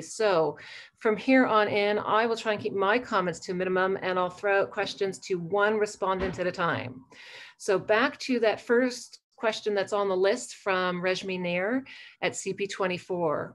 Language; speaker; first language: English; native; English